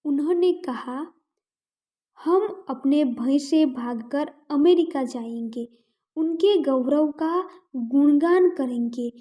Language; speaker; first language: Hindi; non-native, local second language; Gujarati